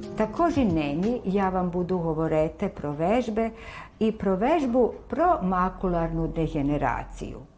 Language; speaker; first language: Ukrainian; early bilingual, heritage; Ukrainian